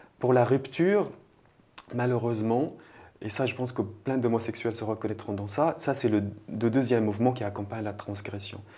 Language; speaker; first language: French; non-native, local second language; Arabic